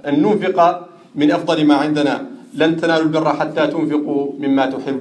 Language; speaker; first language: Arabic; non-native, fluent; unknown